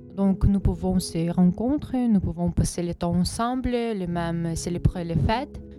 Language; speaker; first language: French; non-native, fluent; Ukrainian